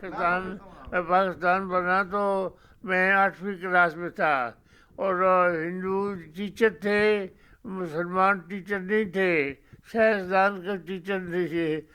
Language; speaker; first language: Urdu; non-native, local second language; Northern Hindko